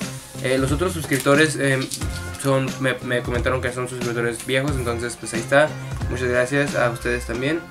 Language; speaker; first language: Spanish; native; Spanish